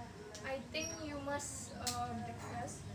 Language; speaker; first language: English; non-native, learner; Indonesian